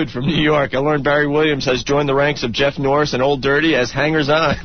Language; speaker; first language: English; native; English